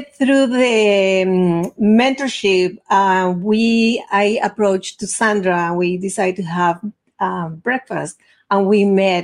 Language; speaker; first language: English; non-native, fluent; Spanish